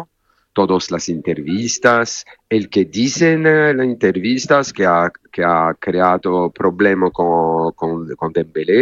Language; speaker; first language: Spanish; non-native, learner; French